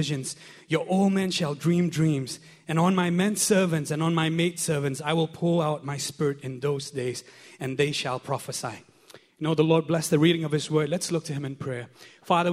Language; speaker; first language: English; non-native, local second language; Khasi